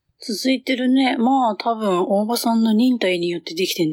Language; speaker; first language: Japanese; native; Japanese